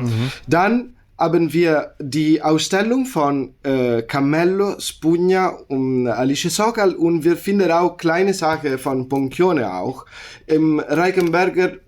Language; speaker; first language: German; non-native, learner; Italian